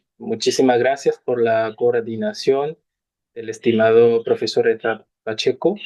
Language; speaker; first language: Spanish; non-native, fluent; Chinese